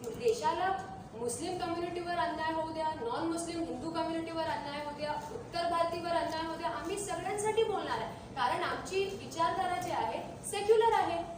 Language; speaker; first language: Marathi; non-native, local second language; Urdu